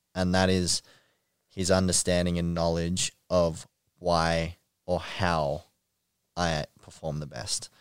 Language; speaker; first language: English; native; English